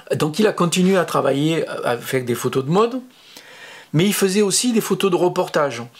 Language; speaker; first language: French; native; French